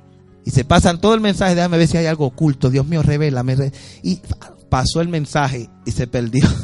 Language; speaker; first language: Spanish; native; Spanish